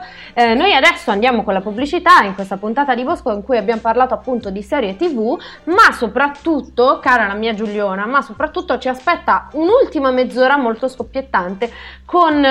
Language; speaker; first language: Italian; native; Italian